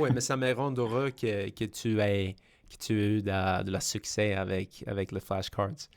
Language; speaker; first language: French; non-native, fluent; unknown